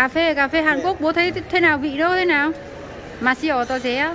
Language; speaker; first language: Korean; non-native, learner; Vietnamese